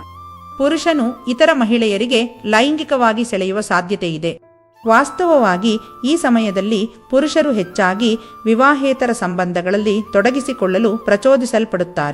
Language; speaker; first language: Kannada; native; Kannada